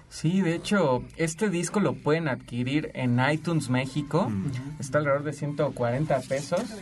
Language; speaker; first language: Spanish; native; Spanish